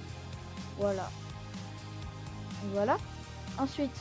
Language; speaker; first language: French; native; French